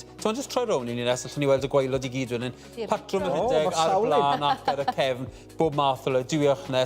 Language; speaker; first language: Welsh; native; Welsh